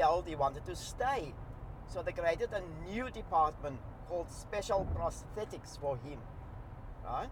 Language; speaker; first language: English; non-native, local second language; Afrikaans